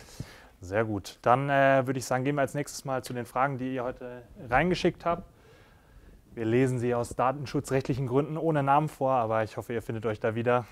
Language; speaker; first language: German; native; German